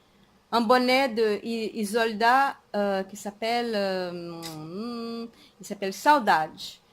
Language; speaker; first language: French; non-native, fluent; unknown